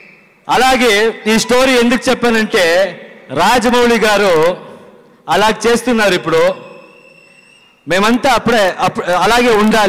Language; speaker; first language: Telugu; non-native, learner; Kannada